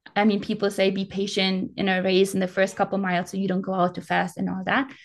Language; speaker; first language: English; non-native, fluent; German